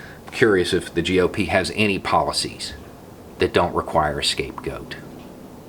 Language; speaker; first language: English; native; English